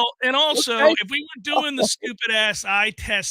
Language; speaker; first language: English; native; English